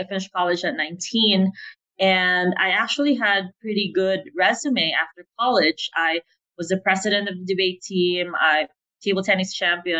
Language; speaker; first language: English; non-native, local second language; Filipino